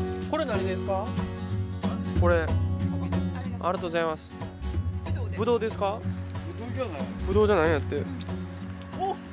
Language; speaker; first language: Japanese; native; Japanese